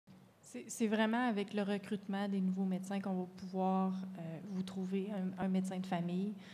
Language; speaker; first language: French; native; French